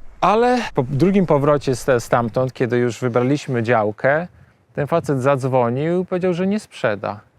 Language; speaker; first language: Polish; native; Polish